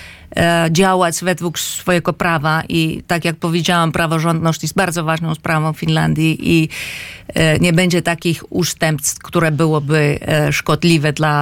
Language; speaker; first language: Polish; non-native, fluent; Finnish